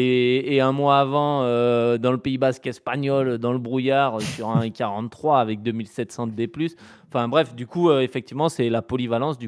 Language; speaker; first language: French; native; French